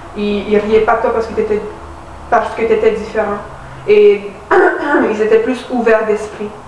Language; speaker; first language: French; early bilingual, other home language; Romanian